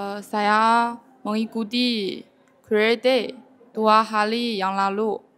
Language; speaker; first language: Indonesian; non-native, learner; Chinese